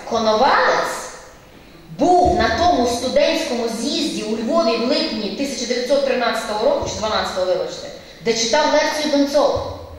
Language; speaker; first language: Ukrainian; native; Ukrainian